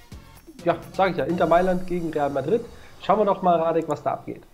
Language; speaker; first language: German; native; German